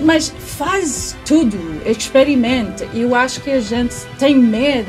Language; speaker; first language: Portuguese; early bilingual, heritage; English